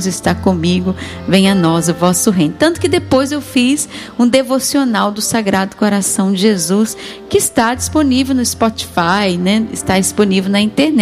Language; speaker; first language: Portuguese; native; Portuguese